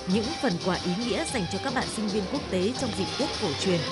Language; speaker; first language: Vietnamese; native; Vietnamese